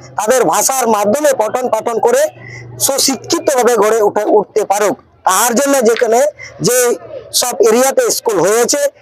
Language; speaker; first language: Bangla; non-native, local second language; Santali